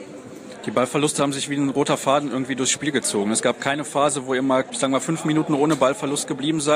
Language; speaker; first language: German; native; German